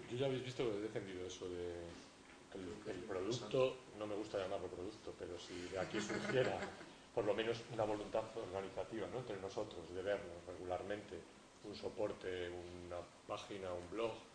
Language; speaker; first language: Spanish; native; Spanish